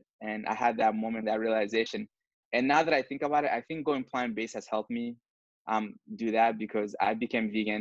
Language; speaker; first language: English; non-native, fluent; Bambara